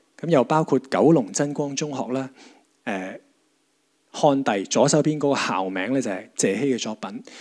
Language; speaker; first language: Cantonese; native; Cantonese